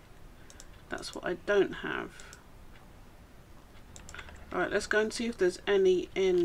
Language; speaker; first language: English; native; English